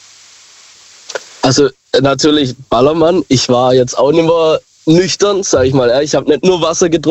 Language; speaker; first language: German; native; German